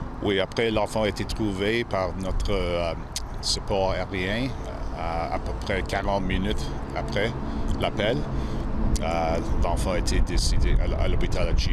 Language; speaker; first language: French; non-native, local second language; English